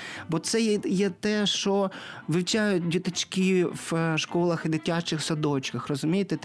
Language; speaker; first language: Ukrainian; non-native, local second language; Russian